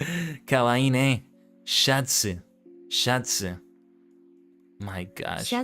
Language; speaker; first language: Japanese; non-native, learner; English